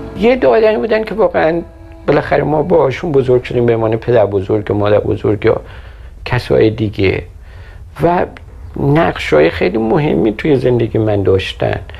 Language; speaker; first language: Persian; native; Persian